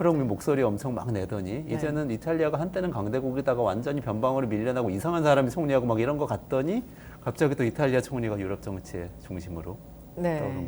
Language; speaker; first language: Korean; native; Korean